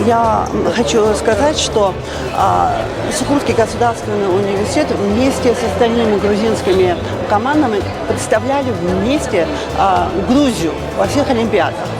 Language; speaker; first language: Russian; non-native, fluent; Georgian